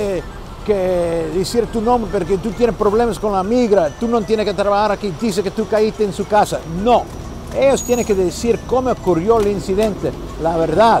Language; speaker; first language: Spanish; non-native, fluent; English